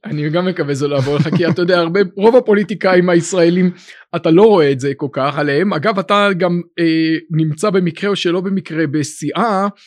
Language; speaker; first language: Hebrew; native; Hebrew